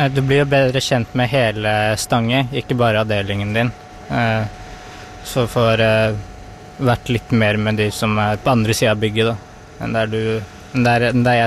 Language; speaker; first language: Norwegian; native; Norwegian